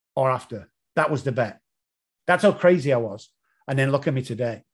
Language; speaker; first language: English; native; English